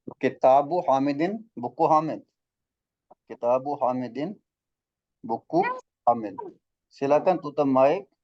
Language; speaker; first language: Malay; non-native, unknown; Arabic